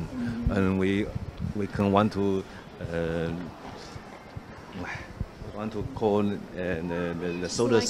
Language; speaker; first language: English; non-native, learner; Chinese